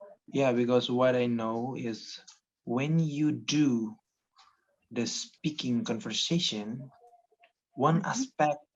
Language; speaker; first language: English; non-native, learner; Indonesian